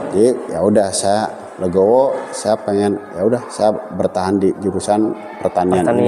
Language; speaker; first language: Indonesian; native; Indonesian